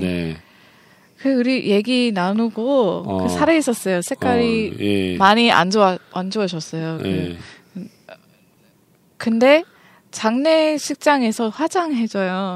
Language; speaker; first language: Korean; non-native, learner; English